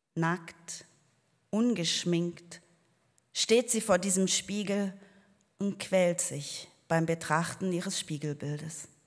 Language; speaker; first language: German; non-native, fluent; Portuguese